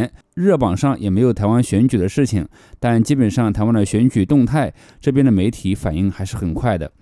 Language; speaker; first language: Chinese; native; Chinese